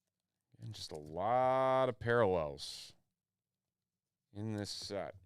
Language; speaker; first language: English; native; English